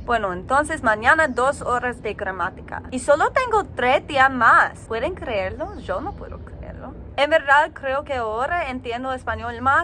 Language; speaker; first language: Spanish; non-native, learner; English